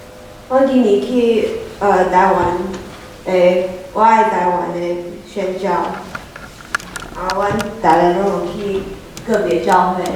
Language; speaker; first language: Chinese; early bilingual, heritage; Chinese